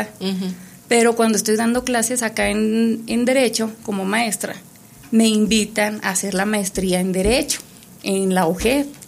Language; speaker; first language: Spanish; native; Spanish